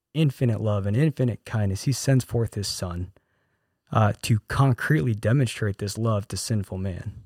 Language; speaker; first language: English; early bilingual, other home language; Korean